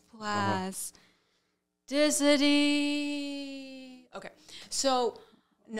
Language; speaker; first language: English; early bilingual, other home language; Spanish